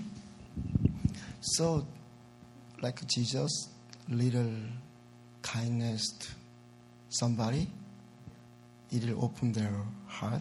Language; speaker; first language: English; non-native, learner; Korean